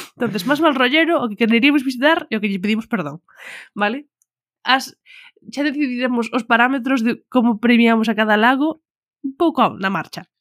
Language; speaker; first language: Galician; non-native, local second language; Spanish